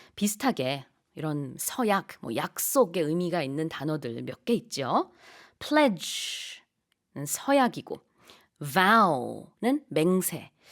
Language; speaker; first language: Korean; native; Korean